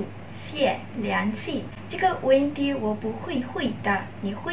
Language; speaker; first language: Chinese; non-native, learner; Malay